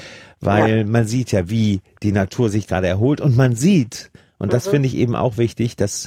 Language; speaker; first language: German; native; German